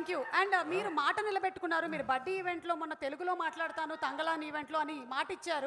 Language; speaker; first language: Telugu; native; Telugu